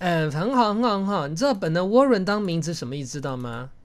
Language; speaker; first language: Chinese; native; Chinese